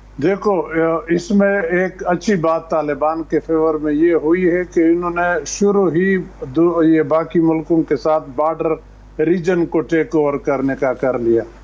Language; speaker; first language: Urdu; non-native, local second language; Pashto